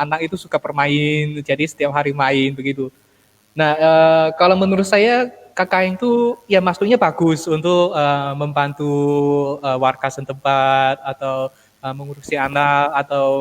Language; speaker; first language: Indonesian; non-native, fluent; Armenian